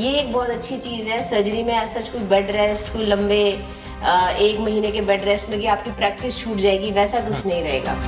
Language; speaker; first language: Hindi; native; Hindi